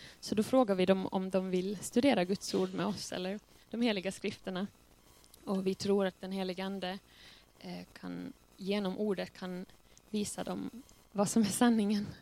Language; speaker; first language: Swedish; native; Swedish